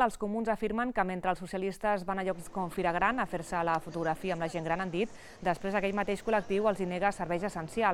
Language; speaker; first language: Catalan; native; Catalan